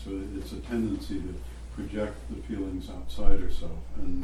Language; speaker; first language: English; native; English